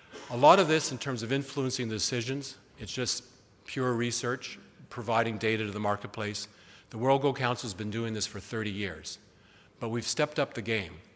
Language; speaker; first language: English; native; English